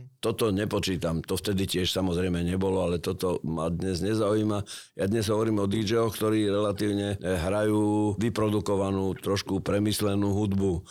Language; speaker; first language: Slovak; native; Slovak